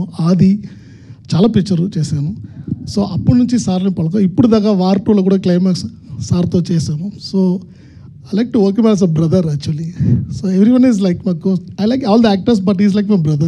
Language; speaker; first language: Telugu; non-native, learner; Tamil